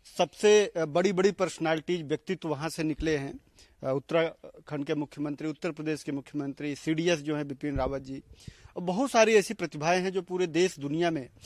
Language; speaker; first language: Hindi; native; Hindi